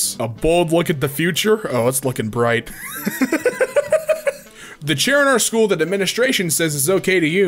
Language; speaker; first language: English; native; English